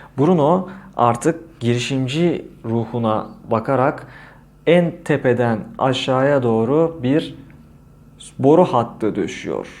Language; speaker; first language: Turkish; native; Turkish